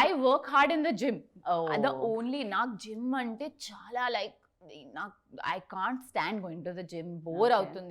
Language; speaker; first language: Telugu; non-native, local second language; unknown